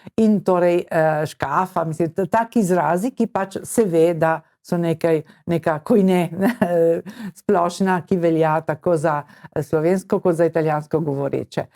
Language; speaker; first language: Slovenian; early bilingual, heritage; Slovenian